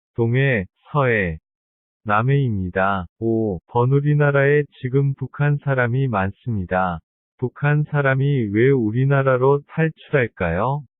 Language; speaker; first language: Korean; non-native, learner; Vietnamese